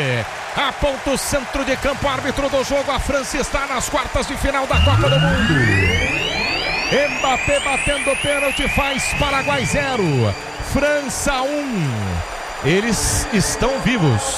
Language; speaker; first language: Portuguese; native; Portuguese